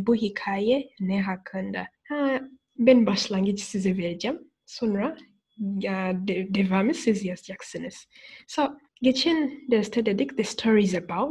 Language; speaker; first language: Turkish; non-native, fluent; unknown